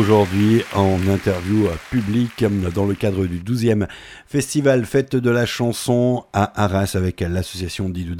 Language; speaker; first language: French; native; French